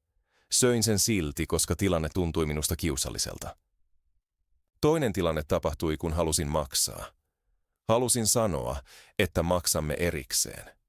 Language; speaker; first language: Finnish; non-native, fluent; Spanish